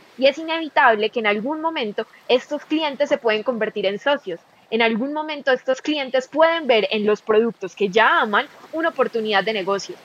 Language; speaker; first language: Spanish; native; Spanish